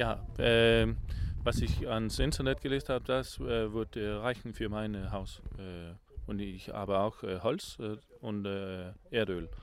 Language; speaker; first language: German; non-native, learner; Danish